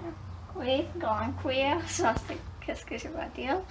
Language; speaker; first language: French; non-native, learner; English